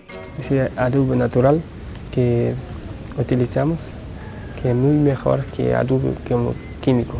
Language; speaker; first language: Spanish; non-native, learner; Portuguese